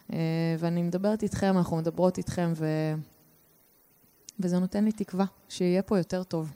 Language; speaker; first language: Hebrew; native; Hebrew